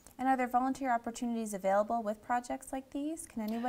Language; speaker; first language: English; native; English